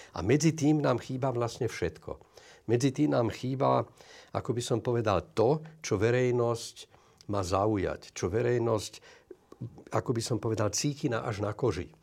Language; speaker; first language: Slovak; native; Slovak